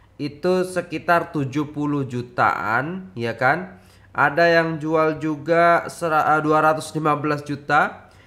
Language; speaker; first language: Indonesian; native; Indonesian